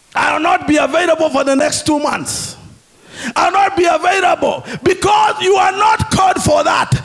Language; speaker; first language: English; non-native, local second language; Swahili